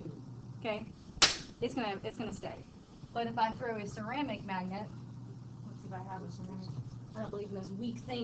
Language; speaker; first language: English; native; English